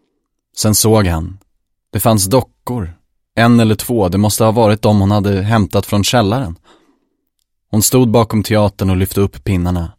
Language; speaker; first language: Swedish; native; Swedish